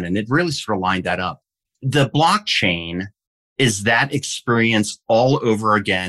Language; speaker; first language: English; early bilingual, heritage; English